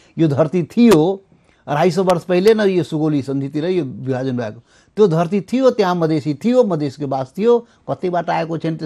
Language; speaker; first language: Nepali; non-native, local second language; Maithili